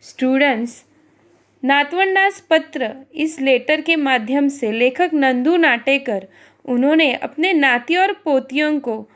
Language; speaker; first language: Hindi; non-native, local second language; Marathi